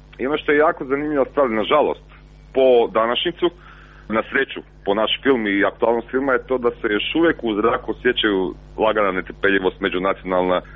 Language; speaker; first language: Croatian; native; Croatian